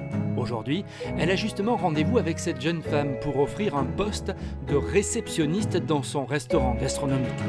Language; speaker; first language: French; native; French